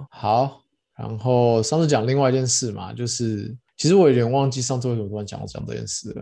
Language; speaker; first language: Chinese; native; Chinese